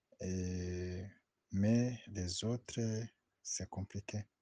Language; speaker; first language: French; non-native, local second language; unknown